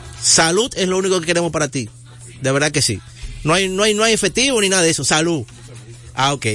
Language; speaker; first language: Spanish; native; Spanish